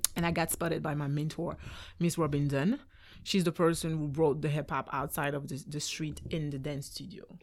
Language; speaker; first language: English; non-native, fluent; French